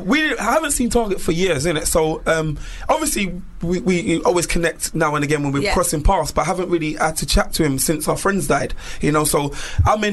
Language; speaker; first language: English; native; English